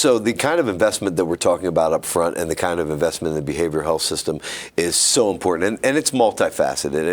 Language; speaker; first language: English; native; English